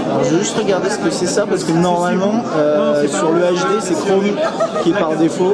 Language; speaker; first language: French; native; French